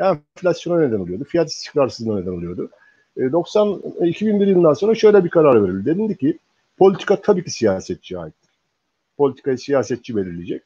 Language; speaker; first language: Turkish; native; Turkish